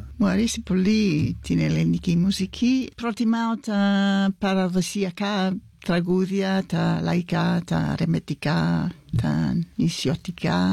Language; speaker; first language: Greek; non-native, fluent; English